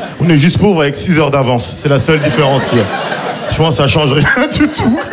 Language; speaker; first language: French; native; French